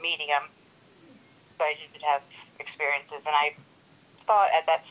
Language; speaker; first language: English; native; English